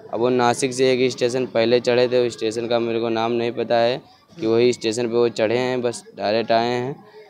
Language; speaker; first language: Hindi; native; Hindi